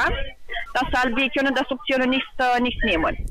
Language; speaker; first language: German; non-native, learner; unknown